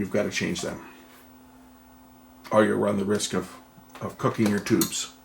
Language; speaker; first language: English; native; English